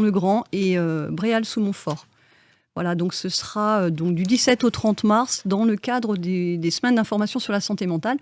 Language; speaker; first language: French; native; French